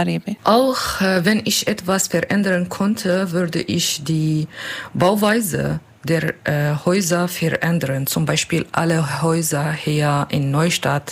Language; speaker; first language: German; non-native, learner; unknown